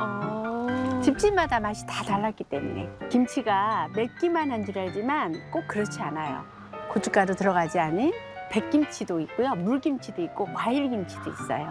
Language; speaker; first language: Korean; native; Korean